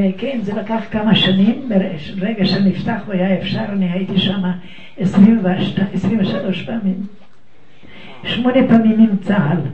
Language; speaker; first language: Hebrew; non-native, fluent; Yiddish